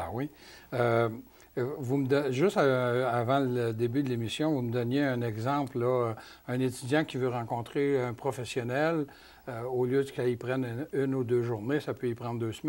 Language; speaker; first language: French; native; French